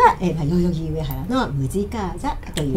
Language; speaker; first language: Japanese; native; Japanese